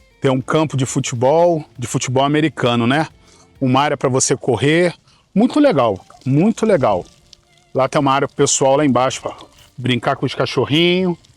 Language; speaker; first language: Portuguese; native; Portuguese